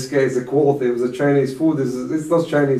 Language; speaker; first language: English; non-native, fluent; Latvian